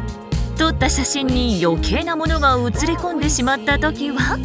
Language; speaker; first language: Japanese; native; Japanese